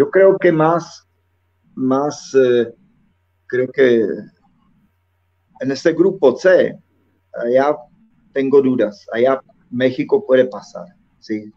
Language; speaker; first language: Spanish; non-native, fluent; Czech